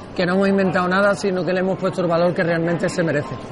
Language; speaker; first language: Spanish; native; Spanish